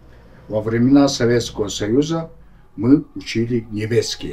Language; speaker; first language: Russian; non-native, local second language; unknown